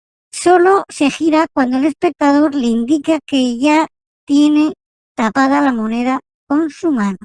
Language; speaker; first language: Spanish; native; Spanish